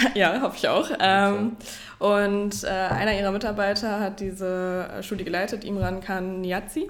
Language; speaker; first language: German; native; German